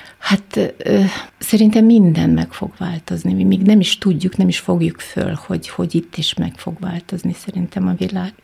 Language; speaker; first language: Hungarian; non-native, fluent; Kyrgyz